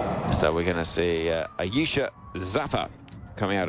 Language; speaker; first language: English; native; English